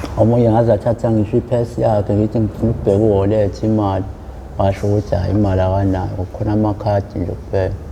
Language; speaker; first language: Zulu; native; Zulu